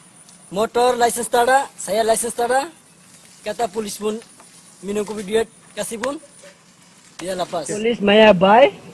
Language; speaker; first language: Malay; non-native, learner; Bangla